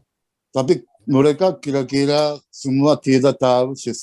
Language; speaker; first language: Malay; non-native, learner; Japanese